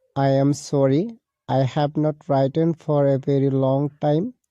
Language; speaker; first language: English; non-native, local second language; Assamese